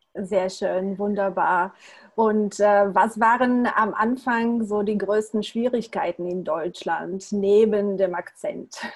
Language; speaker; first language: German; non-native, fluent; Bulgarian